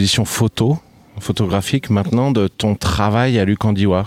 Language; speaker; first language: French; native; French